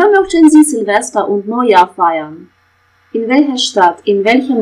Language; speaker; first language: German; non-native, fluent; Russian